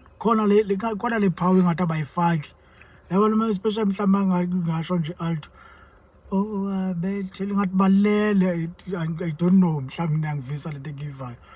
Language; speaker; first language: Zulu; native; Zulu